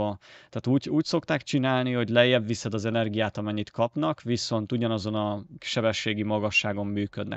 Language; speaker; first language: Hungarian; native; Hungarian